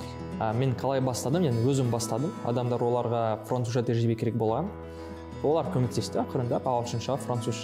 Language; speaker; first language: Kazakh; non-native, learner; French